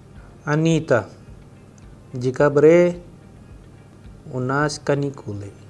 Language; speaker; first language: Russian; non-native, fluent; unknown